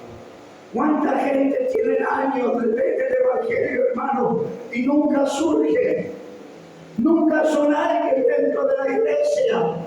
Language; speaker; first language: Spanish; native; Spanish